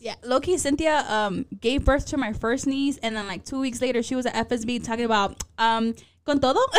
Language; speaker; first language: English; early bilingual, other home language; Spanish